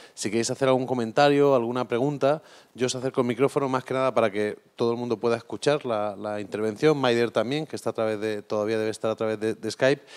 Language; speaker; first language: Spanish; native; Spanish